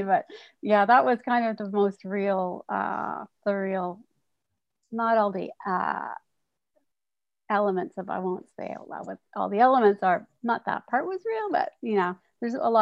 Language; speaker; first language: English; native; English